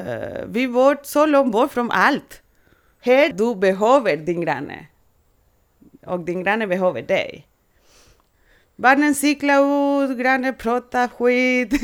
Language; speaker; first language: Swedish; non-native, learner; Spanish